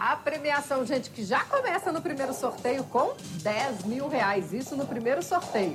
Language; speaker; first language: Portuguese; native; Portuguese